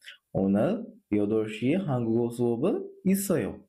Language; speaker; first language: Korean; non-native, fluent; Sinhala